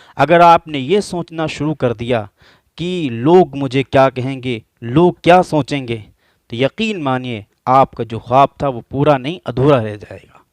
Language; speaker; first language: Urdu; native; Urdu